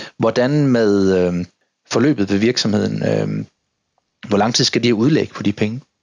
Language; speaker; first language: Danish; native; Danish